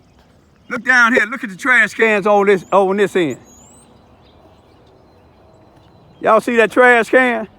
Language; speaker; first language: English; native; English